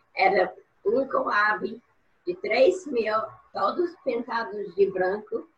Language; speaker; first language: Portuguese; non-native, fluent; English